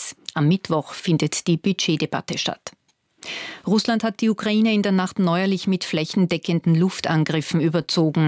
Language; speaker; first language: German; native; German